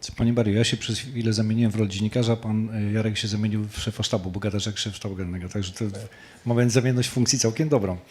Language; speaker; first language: Polish; native; Polish